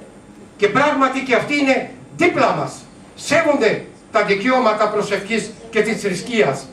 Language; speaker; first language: Greek; non-native, learner; Urdu